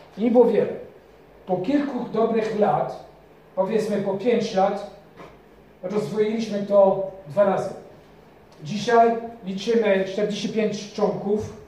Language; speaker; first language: Polish; non-native, fluent; French